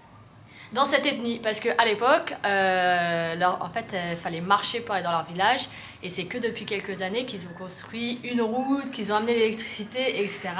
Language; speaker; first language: French; native; French